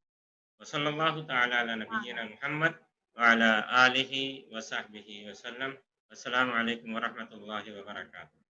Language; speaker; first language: Arabic; non-native, fluent; Urdu